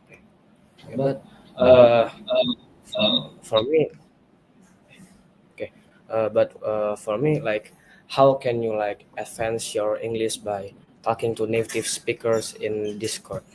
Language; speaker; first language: English; non-native, learner; Indonesian